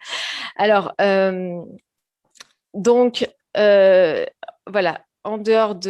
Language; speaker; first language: French; native; French